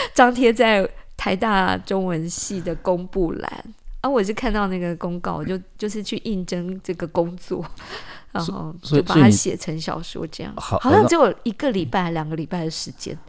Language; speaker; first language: Chinese; native; Chinese